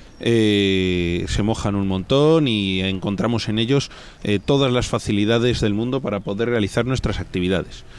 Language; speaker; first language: Spanish; native; Spanish